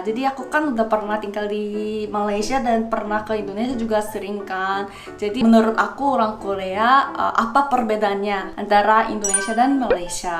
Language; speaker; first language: Indonesian; non-native, fluent; Korean